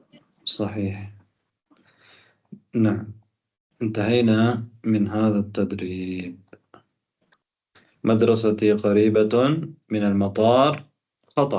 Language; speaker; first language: Arabic; non-native, fluent; Tamil